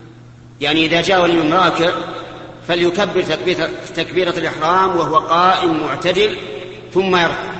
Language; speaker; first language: Arabic; native; Arabic